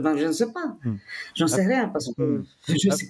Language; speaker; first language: French; non-native, fluent; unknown